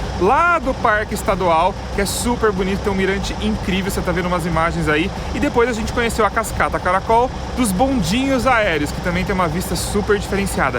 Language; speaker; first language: Portuguese; native; Portuguese